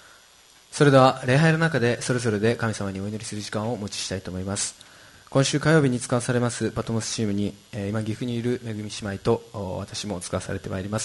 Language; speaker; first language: Japanese; native; Japanese